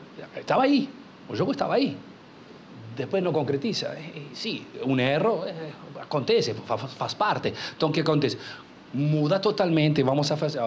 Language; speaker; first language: Portuguese; non-native, local second language; Spanish